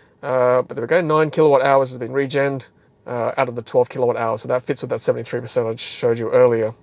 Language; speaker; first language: English; native; English